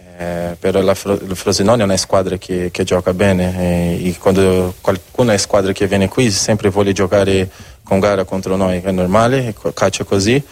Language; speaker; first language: Italian; non-native, learner; Spanish